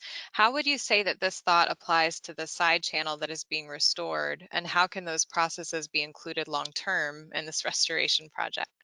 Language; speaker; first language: English; native; English